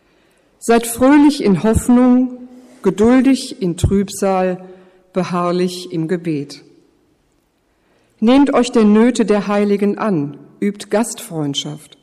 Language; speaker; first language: German; native; German